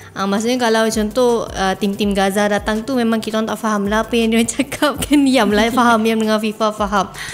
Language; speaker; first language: Malay; native; Malay